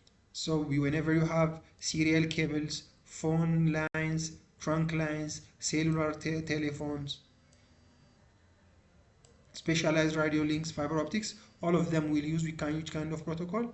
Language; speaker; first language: English; non-native, local second language; Amharic